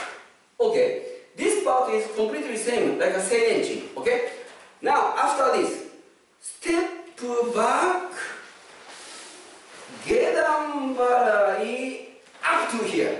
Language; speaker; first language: English; non-native, fluent; Japanese